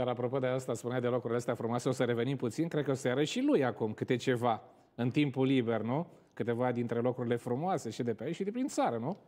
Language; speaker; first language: Romanian; native; Romanian